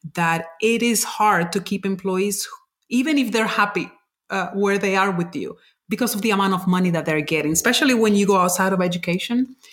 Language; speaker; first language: English; non-native, fluent; Spanish